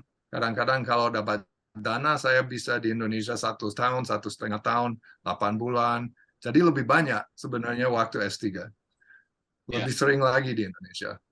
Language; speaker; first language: Indonesian; non-native, fluent; English